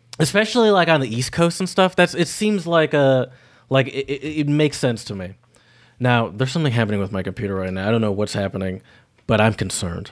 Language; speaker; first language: English; native; English